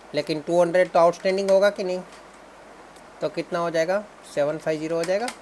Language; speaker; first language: Hindi; non-native, local second language; Gujarati